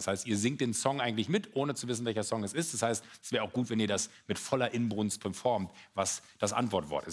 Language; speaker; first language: German; native; German